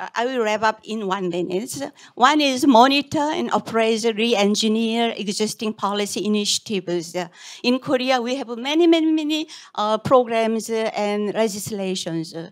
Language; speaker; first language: English; non-native, fluent; Korean